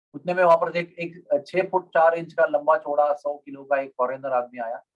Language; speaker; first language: Hindi; non-native, local second language; Marathi